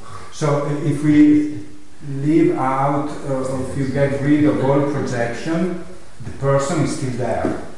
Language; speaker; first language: English; non-native, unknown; Italian